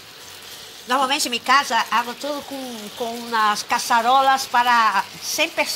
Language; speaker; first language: Spanish; non-native, fluent; Portuguese